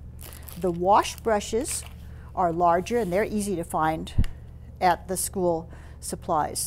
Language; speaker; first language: English; native; English